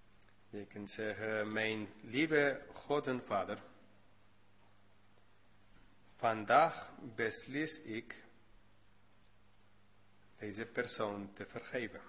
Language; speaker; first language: Dutch; non-native, learner; English